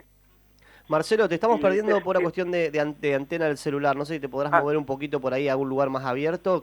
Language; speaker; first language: Spanish; native; Spanish